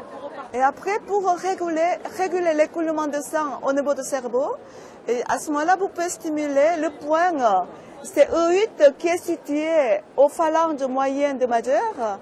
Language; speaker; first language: French; non-native, fluent; Korean